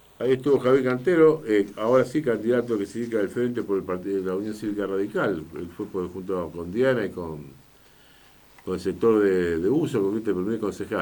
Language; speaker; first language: Spanish; native; Spanish